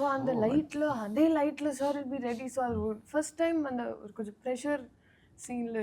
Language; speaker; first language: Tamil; non-native, learner; Telugu